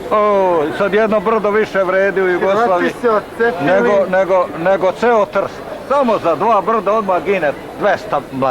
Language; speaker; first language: Croatian; native; Croatian